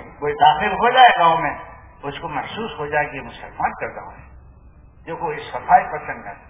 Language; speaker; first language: Urdu; non-native, local second language; Gujarati